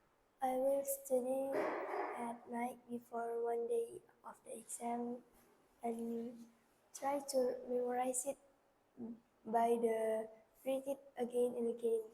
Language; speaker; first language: English; non-native, learner; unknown